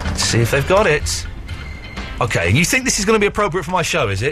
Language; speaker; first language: English; native; English